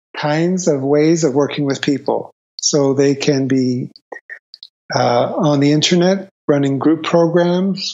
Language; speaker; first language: English; native; English